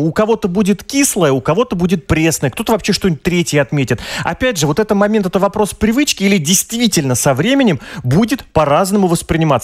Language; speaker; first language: Russian; native; Russian